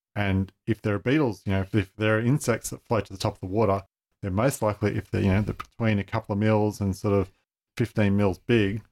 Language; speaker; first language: English; native; English